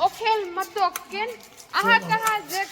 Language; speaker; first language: Hebrew; non-native, learner; Gujarati